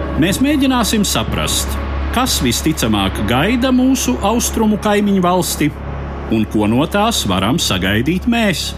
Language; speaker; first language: Latvian; native; Latvian